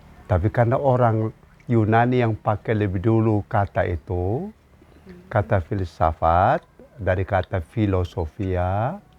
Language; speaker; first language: Indonesian; non-native, local second language; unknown